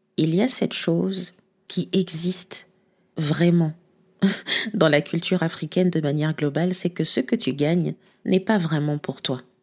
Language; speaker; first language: French; non-native, local second language; Lingala